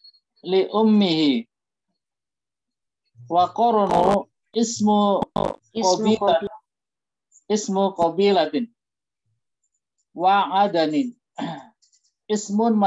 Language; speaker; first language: Arabic; non-native, learner; Indonesian